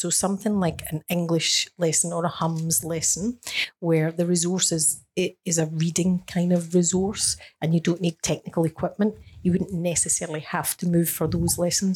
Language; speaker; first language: English; native; English